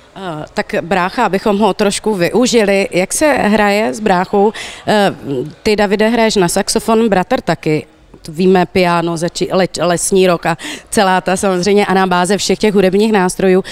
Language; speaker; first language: Czech; native; Czech